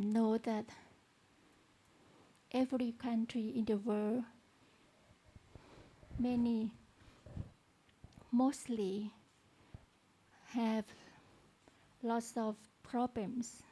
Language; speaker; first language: English; non-native, learner; Thai